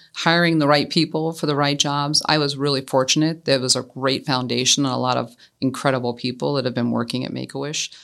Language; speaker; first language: English; native; English